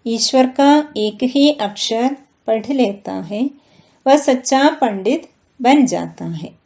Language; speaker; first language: Hindi; non-native, local second language; Malayalam